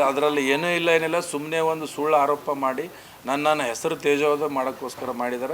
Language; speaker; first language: Kannada; native; Kannada